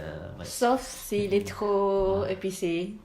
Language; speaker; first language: French; non-native, learner; Malay